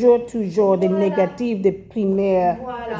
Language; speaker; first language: French; non-native, learner; English